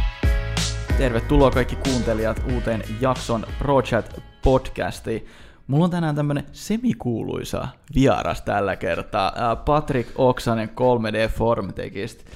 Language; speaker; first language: Finnish; native; Finnish